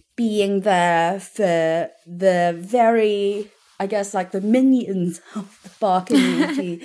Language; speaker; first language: English; non-native, local second language; Cantonese